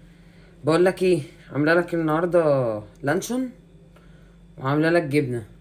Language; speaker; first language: Arabic; native; Arabic